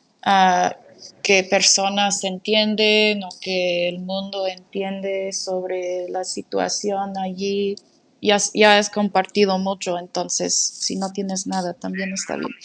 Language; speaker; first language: Spanish; non-native, fluent; English